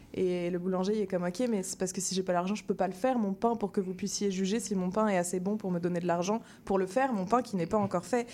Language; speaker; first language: French; native; French